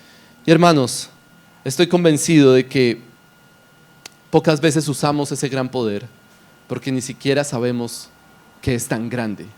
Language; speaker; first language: Spanish; native; Spanish